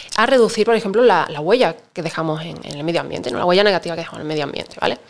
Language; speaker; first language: Spanish; native; Spanish